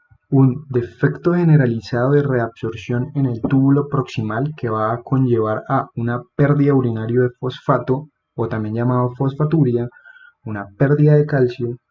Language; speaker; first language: Spanish; native; Spanish